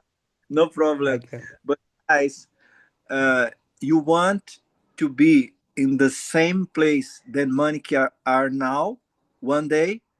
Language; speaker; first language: English; non-native, learner; Portuguese